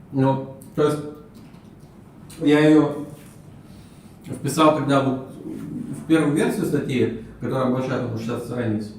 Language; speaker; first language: Russian; native; Russian